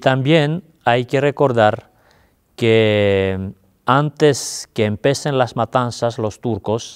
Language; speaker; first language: Spanish; non-native, fluent; Armenian